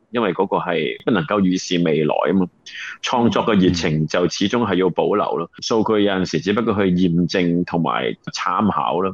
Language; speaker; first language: Cantonese; native; Cantonese